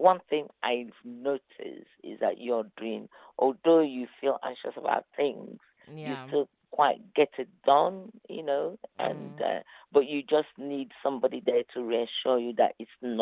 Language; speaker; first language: English; non-native, local second language; Igbo